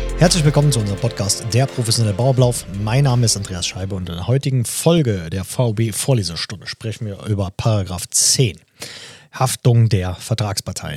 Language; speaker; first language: German; native; German